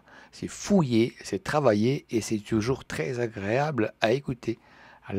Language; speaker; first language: French; native; French